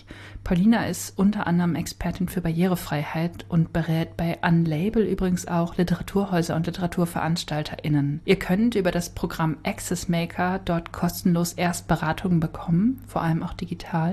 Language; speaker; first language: German; native; German